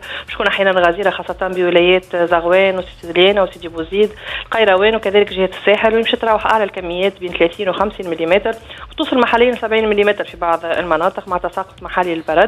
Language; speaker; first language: Arabic; native; Arabic